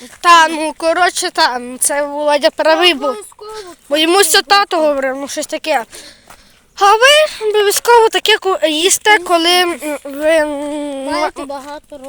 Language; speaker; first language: Ukrainian; native; Ukrainian